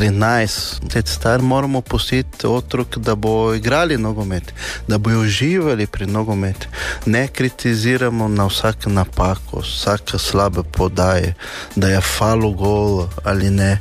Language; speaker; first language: Slovenian; non-native, learner; Portuguese